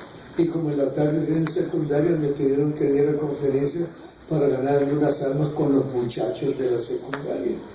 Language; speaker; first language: Spanish; native; Spanish